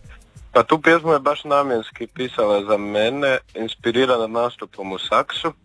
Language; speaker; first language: Serbian; native; Serbian